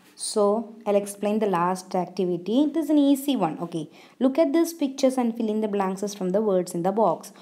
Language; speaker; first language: English; non-native, local second language; Malayalam